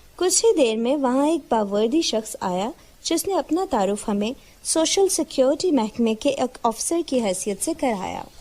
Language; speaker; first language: Urdu; native; Urdu